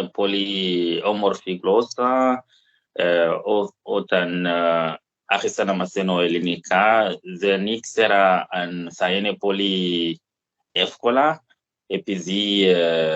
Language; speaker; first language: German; non-native, fluent; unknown